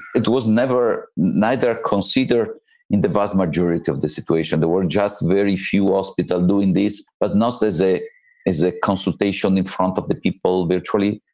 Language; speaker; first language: English; non-native, fluent; Italian